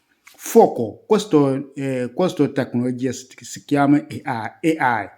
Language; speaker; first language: Italian; non-native, learner; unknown